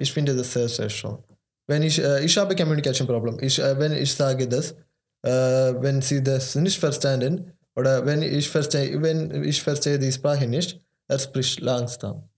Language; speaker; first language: German; non-native, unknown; Malayalam